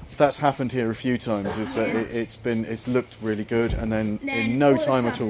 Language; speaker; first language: English; native; English